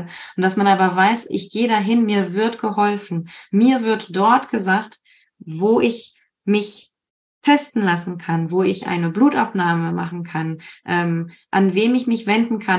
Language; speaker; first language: German; native; German